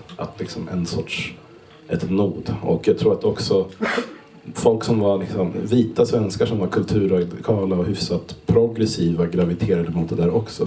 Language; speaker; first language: Swedish; native; Swedish